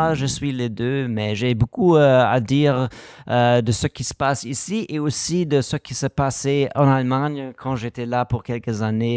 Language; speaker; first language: French; non-native, learner; German